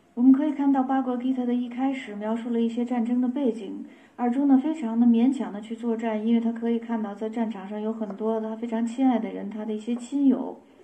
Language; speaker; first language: Chinese; native; Chinese